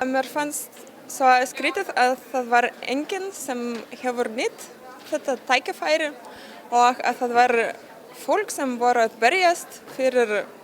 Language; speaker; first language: Icelandic; non-native, learner; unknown